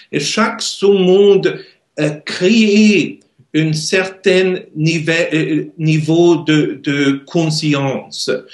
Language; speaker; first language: French; non-native, learner; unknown